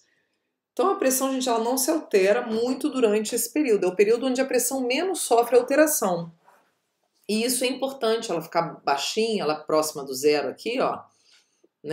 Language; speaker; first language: Portuguese; native; Portuguese